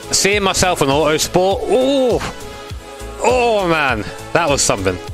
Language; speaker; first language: English; native; English